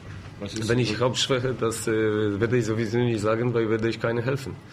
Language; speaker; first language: German; non-native, learner; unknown